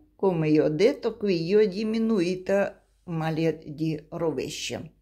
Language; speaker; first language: Italian; non-native, learner; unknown